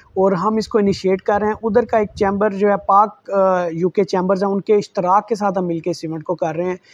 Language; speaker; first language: Urdu; non-native, local second language; Saraiki